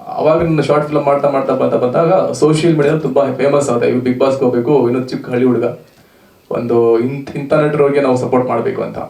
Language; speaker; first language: Kannada; native; Kannada